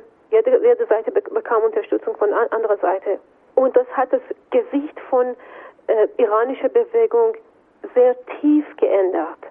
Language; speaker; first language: German; non-native, fluent; Persian